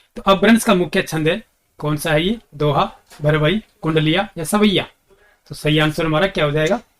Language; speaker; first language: Hindi; native; Hindi